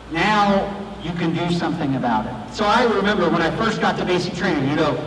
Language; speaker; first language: English; native; English